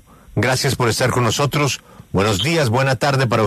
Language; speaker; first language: Spanish; native; Spanish